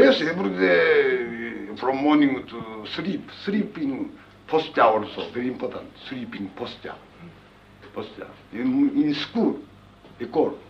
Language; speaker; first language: English; non-native, learner; Japanese